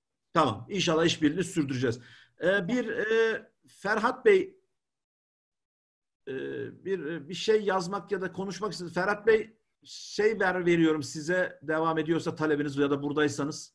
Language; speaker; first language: Turkish; native; Turkish